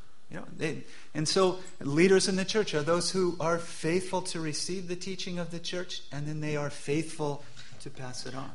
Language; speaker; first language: English; native; English